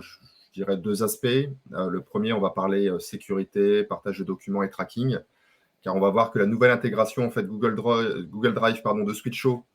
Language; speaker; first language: French; native; French